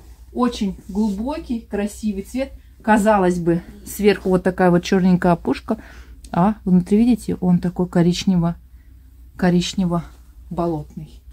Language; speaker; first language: Russian; native; Russian